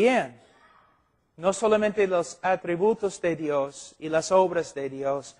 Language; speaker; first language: Spanish; non-native, fluent; English